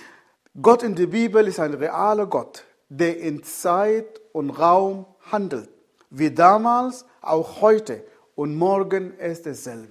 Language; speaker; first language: German; non-native, fluent; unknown